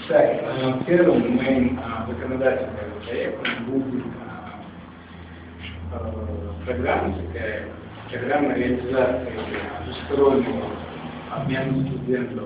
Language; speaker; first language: Russian; non-native, local second language; Chechen